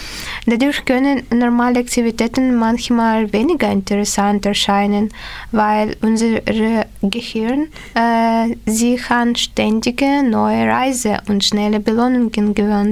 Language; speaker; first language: German; non-native, learner; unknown